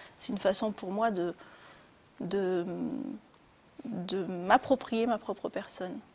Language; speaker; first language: French; early bilingual, other home language; Arabic